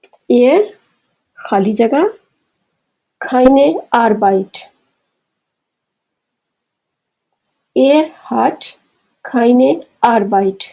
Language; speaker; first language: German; non-native, fluent; Urdu